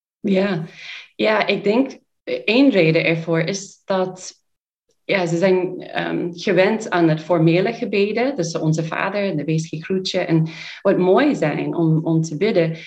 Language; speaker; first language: Dutch; non-native, fluent; English